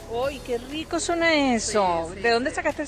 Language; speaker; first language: Spanish; native; Spanish